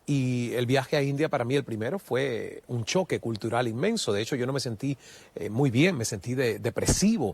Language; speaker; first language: Spanish; native; Spanish